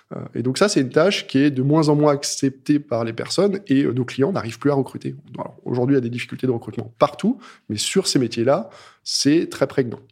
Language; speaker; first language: French; native; French